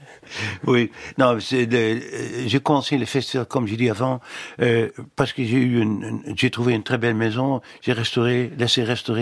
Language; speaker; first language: French; non-native, fluent; Dutch